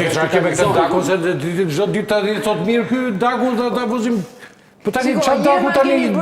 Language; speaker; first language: Albanian; native; Albanian